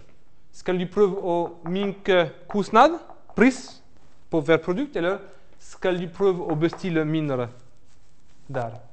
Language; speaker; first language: Norwegian; non-native, fluent; French